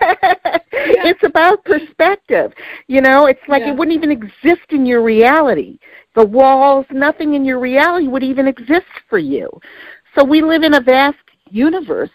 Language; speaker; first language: English; native; English